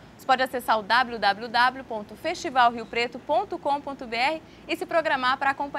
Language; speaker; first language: Portuguese; native; Portuguese